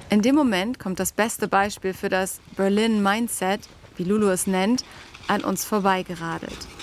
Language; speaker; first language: German; native; German